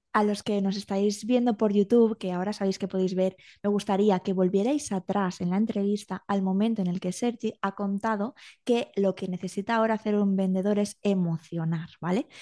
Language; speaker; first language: Spanish; native; Spanish